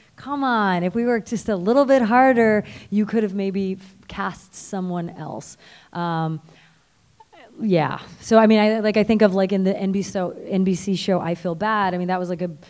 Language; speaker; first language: English; native; English